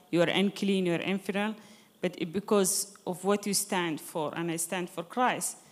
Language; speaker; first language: English; non-native, fluent; Arabic